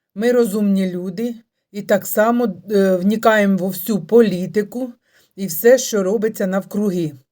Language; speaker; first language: Ukrainian; non-native, local second language; Russian